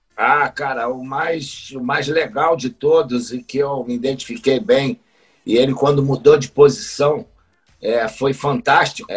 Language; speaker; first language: Portuguese; native; Portuguese